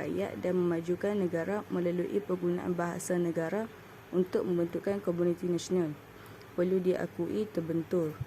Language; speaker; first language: Malay; native; Malay